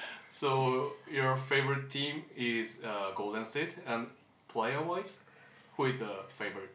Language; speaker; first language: English; non-native, learner; Japanese